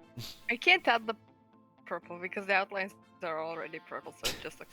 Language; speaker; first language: English; native; English